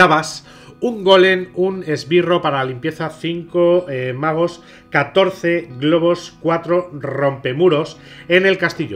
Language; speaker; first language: Spanish; native; Spanish